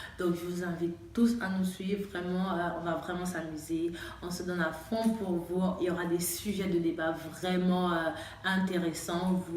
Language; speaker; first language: French; native; French